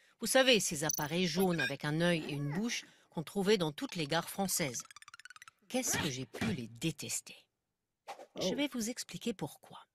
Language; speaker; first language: French; non-native, fluent; German